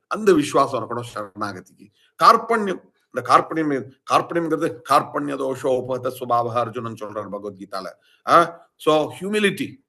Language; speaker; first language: Tamil; early bilingual, heritage; Tamil